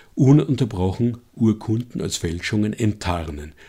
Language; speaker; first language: German; native; German